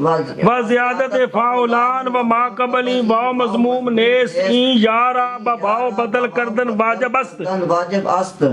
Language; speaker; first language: Persian; non-native, learner; Punjabi